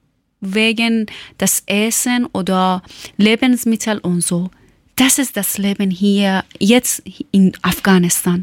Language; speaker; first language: German; non-native, learner; Persian